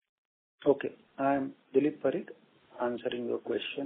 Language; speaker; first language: English; non-native, local second language; Gujarati